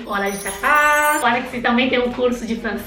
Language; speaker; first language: Portuguese; non-native, fluent; Chinese